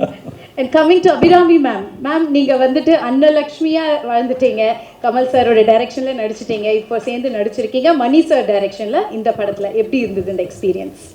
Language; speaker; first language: Tamil; native; Tamil